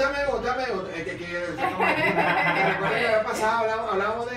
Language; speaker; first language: Spanish; native; Spanish